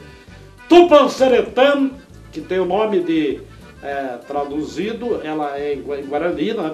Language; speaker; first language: Portuguese; native; Portuguese